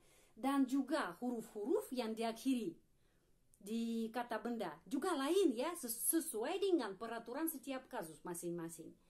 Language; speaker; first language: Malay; non-native, fluent; Russian